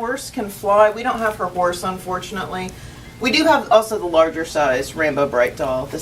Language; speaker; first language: English; native; English